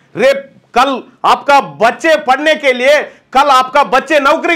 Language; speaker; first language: Hindi; non-native, local second language; Telugu